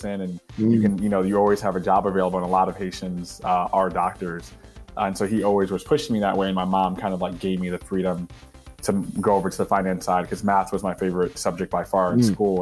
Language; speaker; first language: English; native; English